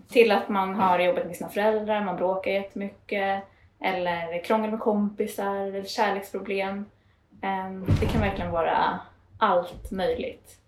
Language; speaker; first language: Swedish; native; Swedish